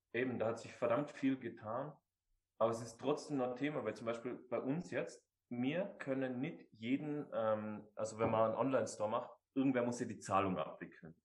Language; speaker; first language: German; native; German